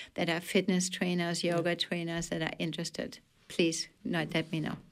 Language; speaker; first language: English; non-native, fluent; German